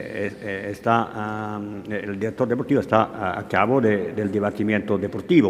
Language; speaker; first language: Spanish; non-native, learner; Italian